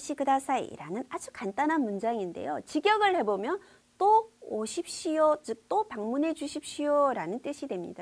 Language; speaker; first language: Korean; native; Korean